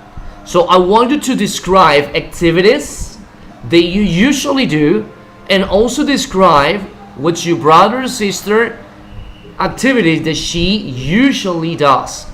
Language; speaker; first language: English; non-native, fluent; Spanish